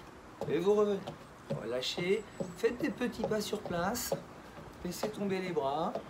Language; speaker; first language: French; native; French